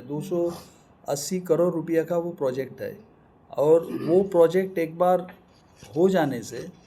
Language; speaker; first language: Hindi; non-native, local second language; Bangla